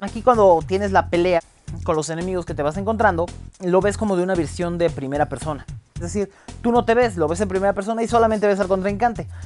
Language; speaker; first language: Spanish; native; Spanish